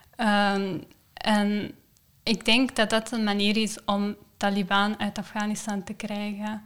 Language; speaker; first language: Dutch; non-native, fluent; Persian